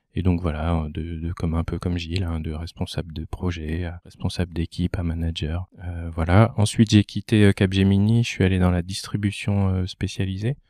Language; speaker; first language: French; native; French